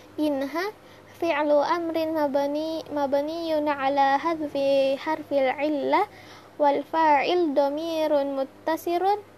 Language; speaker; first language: Arabic; non-native, learner; Indonesian